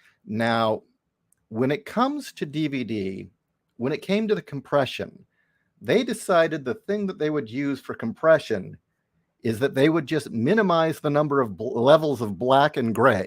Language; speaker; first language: English; native; English